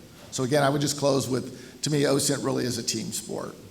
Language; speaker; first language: English; native; English